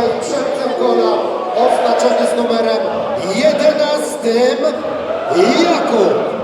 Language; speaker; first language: Polish; native; Polish